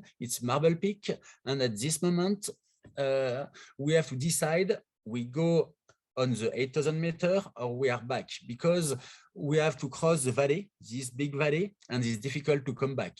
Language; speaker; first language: English; non-native, learner; French